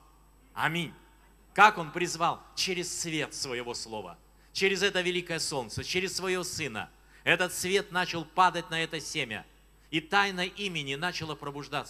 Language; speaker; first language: Russian; native; Russian